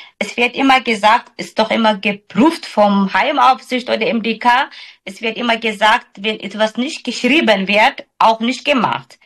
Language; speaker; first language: German; non-native, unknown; Somali